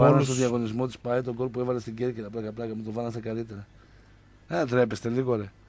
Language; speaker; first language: Greek; native; Greek